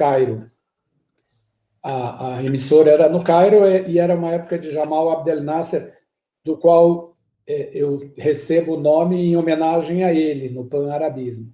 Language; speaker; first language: Portuguese; early bilingual, other home language; Guarani